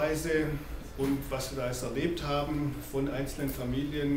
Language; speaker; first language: German; native; German